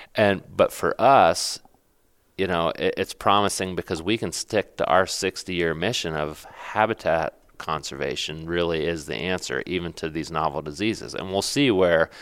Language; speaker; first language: English; native; English